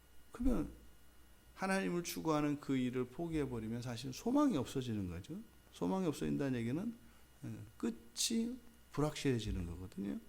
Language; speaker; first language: Korean; native; Korean